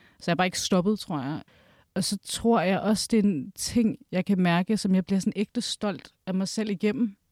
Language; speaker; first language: Danish; early bilingual, other home language; Kurdish